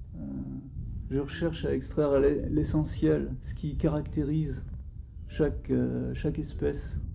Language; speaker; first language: French; native; French